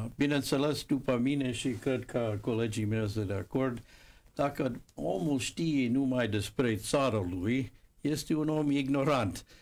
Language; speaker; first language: Romanian; non-native, fluent; English